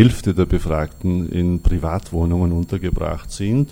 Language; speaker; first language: German; native; German